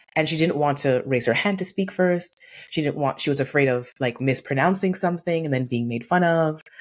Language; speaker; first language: English; native; English